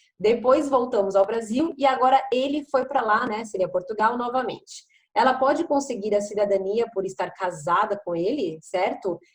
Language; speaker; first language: Portuguese; native; Portuguese